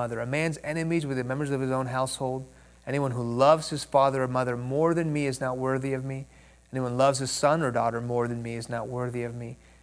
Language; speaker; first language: English; early bilingual, other home language; Persian